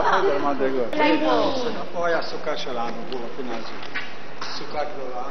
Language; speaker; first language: Hebrew; non-native, fluent; Hungarian